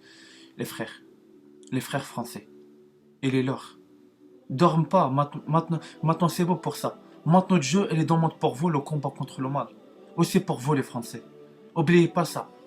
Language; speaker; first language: French; non-native, learner; Arabic